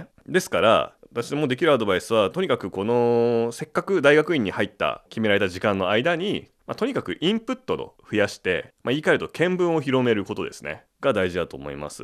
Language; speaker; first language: Japanese; native; Japanese